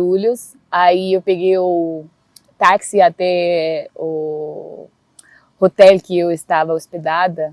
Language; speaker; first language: Portuguese; non-native, fluent; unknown